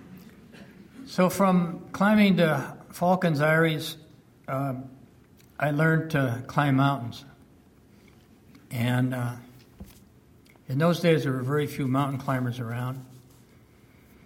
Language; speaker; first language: English; early bilingual, other home language; French